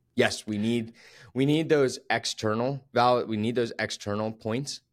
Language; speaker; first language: English; native; English